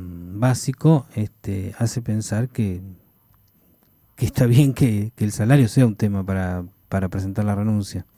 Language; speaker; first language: Spanish; native; Spanish